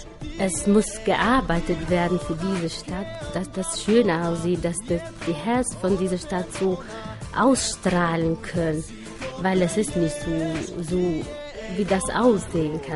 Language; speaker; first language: German; non-native, learner; Albanian